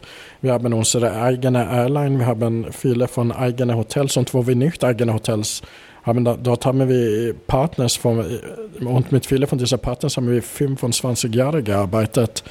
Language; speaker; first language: German; non-native, fluent; Swedish